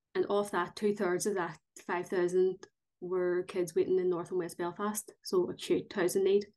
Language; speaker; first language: English; native; English